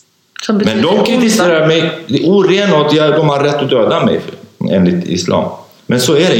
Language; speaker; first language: Swedish; non-native, fluent; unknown